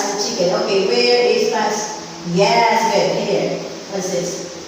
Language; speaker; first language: English; non-native, fluent; Vietnamese